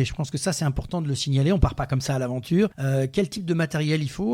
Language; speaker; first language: French; native; French